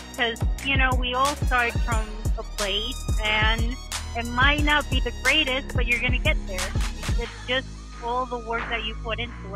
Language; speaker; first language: English; non-native, local second language; Spanish